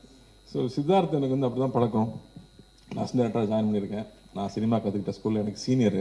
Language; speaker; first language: Tamil; native; Tamil